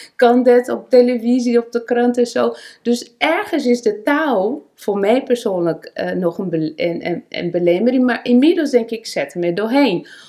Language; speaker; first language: Dutch; non-native, fluent; Portuguese